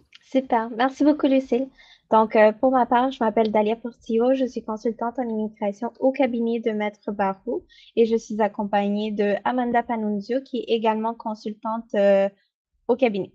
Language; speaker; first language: French; native; French